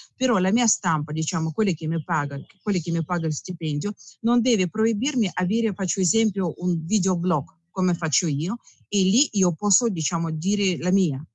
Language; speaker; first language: Italian; non-native, fluent; Russian